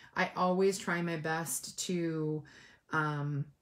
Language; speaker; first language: English; native; English